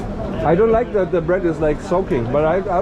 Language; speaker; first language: English; non-native, fluent; German